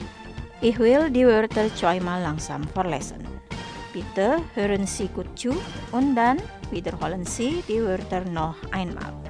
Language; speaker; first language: German; non-native, fluent; Indonesian